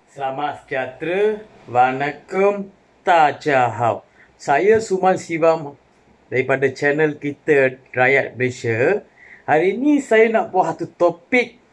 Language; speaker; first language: Malay; non-native, local second language; Tamil